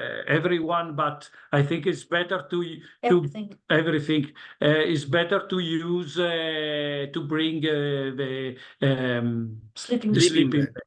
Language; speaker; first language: English; non-native, learner; Italian